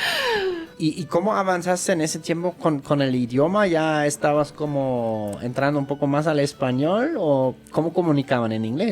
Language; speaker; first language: Spanish; native; Spanish